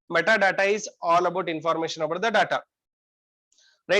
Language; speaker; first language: English; non-native, local second language; Kannada